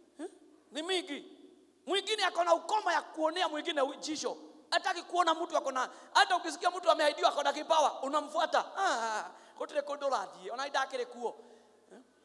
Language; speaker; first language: Swahili; non-native, local second language; Kikuyu